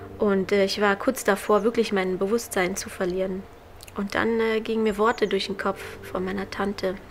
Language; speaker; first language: German; native; German